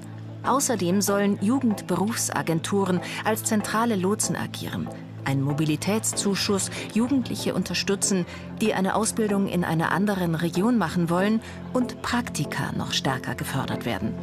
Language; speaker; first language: German; native; German